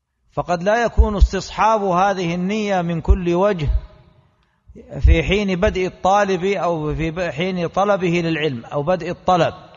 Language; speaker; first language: Arabic; native; Arabic